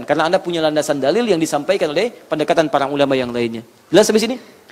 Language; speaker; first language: Indonesian; native; Indonesian